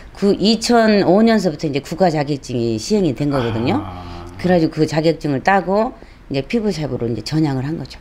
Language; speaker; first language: Korean; native; Korean